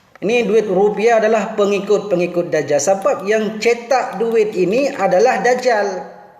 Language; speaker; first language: Malay; non-native, local second language; Achinese